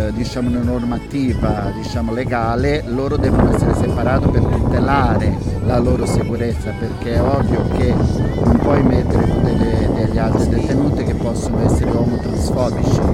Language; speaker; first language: Italian; non-native, fluent; Portuguese